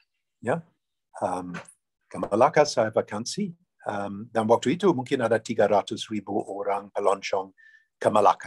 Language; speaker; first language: Indonesian; non-native, fluent; English